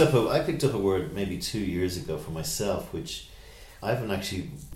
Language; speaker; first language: English; native; English